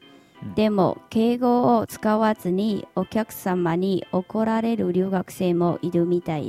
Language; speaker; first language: Japanese; non-native, fluent; Chinese